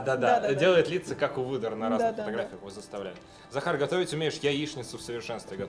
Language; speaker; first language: Russian; native; Russian